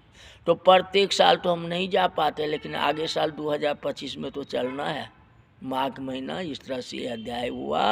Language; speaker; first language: Hindi; native; Hindi